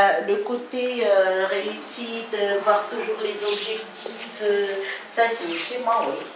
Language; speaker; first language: French; non-native, local second language; Malagasy